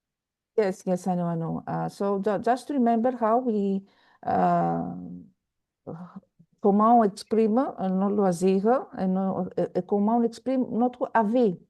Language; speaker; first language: French; non-native, fluent; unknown